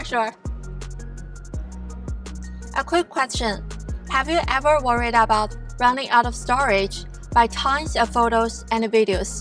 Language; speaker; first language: English; non-native, fluent; Chinese